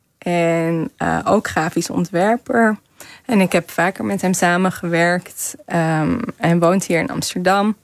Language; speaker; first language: Dutch; early bilingual, other home language; Kazakh